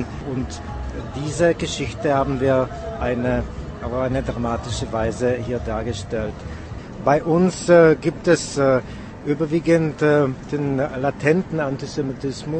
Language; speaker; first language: German; non-native, fluent; Czech